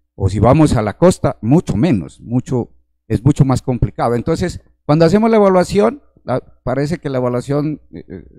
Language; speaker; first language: Spanish; native; Spanish